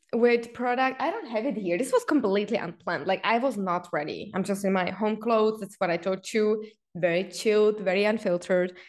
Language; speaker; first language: English; non-native, fluent; Czech